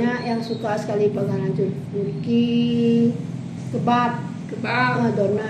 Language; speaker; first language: Indonesian; non-native, local second language; Achinese